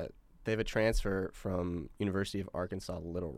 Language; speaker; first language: English; native; English